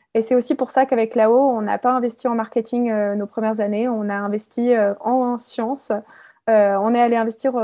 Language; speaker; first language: French; native; French